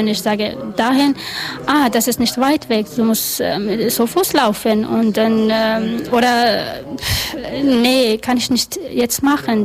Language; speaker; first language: German; non-native, learner; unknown